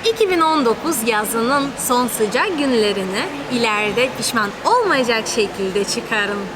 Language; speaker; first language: Turkish; non-native, fluent; Russian